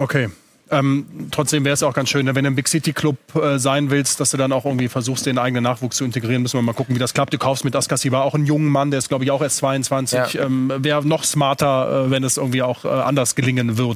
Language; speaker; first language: German; native; German